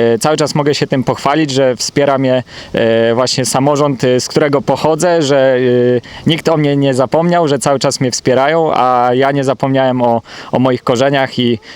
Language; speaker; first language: Polish; native; Polish